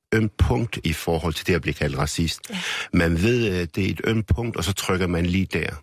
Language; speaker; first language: Danish; early bilingual, other home language; Arabic